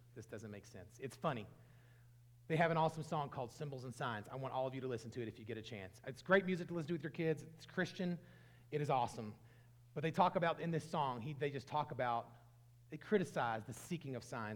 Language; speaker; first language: English; native; English